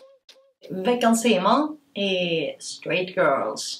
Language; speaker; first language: Swedish; early bilingual, other home language; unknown